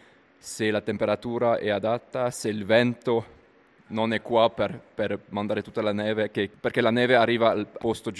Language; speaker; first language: Italian; non-native, local second language; German